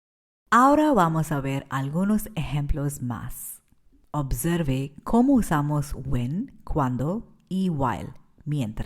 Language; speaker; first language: Spanish; non-native, fluent; English